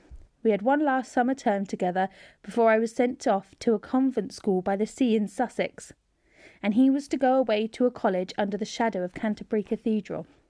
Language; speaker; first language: English; native; English